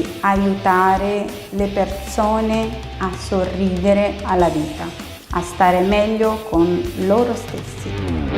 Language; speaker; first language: Italian; non-native, fluent; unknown